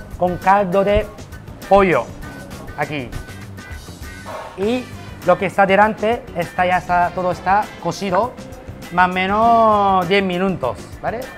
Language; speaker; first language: Spanish; non-native, learner; Japanese